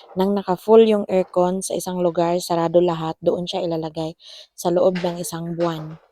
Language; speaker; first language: Filipino; non-native, local second language; Cebuano